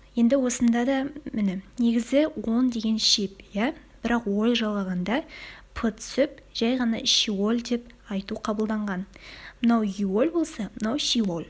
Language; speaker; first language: Kazakh; non-native, learner; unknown